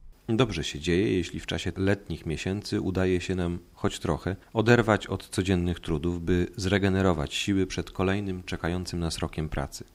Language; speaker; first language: Polish; native; Polish